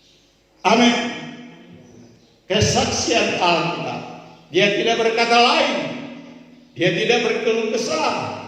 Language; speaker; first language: Malay; native; Malay